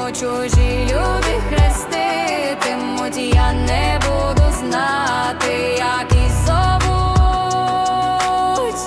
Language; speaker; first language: Ukrainian; native; Ukrainian